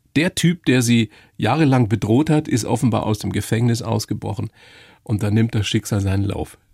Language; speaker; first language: German; native; German